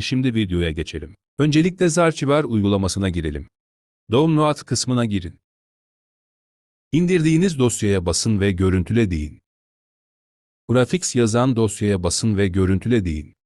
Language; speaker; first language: Turkish; native; Turkish